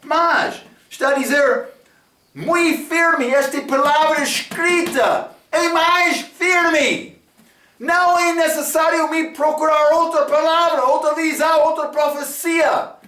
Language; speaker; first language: Portuguese; non-native, fluent; English